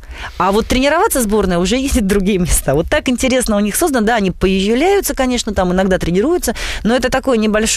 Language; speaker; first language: Russian; native; Russian